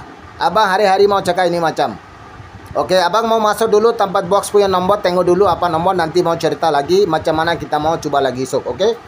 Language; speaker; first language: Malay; non-native, learner; Bangla